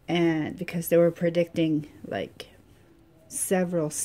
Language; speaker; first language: English; native; English